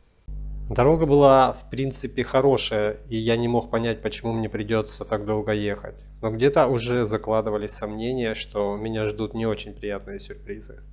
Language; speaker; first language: Russian; native; Russian